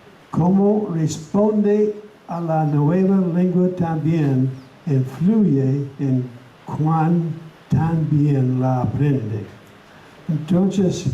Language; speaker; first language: Spanish; non-native, fluent; English